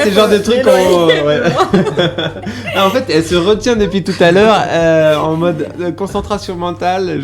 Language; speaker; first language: French; native; French